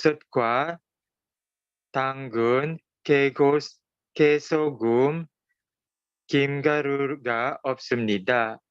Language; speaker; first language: Korean; non-native, learner; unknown